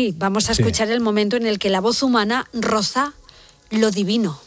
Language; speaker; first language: Spanish; native; Spanish